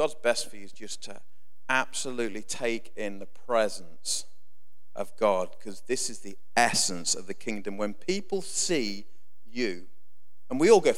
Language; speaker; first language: English; native; English